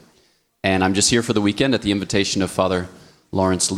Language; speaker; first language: English; native; English